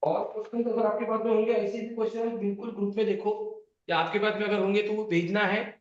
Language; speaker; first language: Hindi; non-native, local second language; Marathi